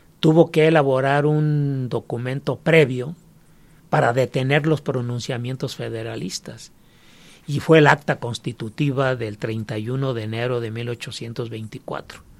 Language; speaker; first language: Spanish; native; Spanish